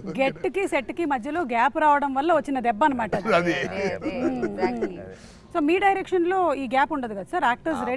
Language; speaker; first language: Telugu; native; Telugu